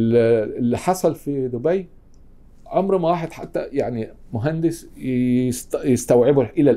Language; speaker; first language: Arabic; native; Arabic